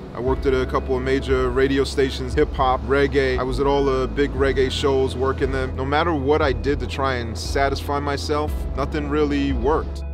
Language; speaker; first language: English; native; English